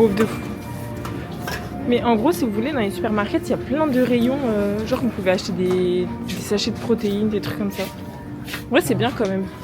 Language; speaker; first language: French; native; French